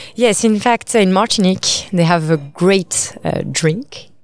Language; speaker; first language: English; non-native, fluent; French